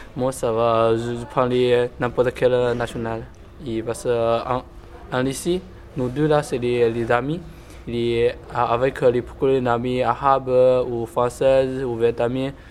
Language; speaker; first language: French; non-native, learner; Chinese